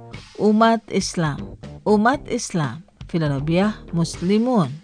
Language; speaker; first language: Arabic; non-native, fluent; Indonesian